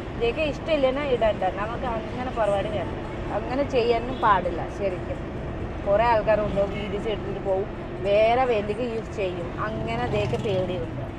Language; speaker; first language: Malayalam; non-native, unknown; Nepali